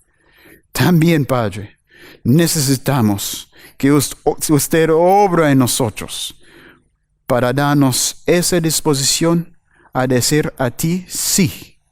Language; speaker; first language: Spanish; non-native, learner; English